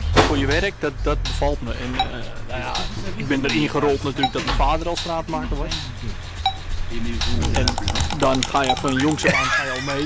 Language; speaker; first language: Dutch; native; Dutch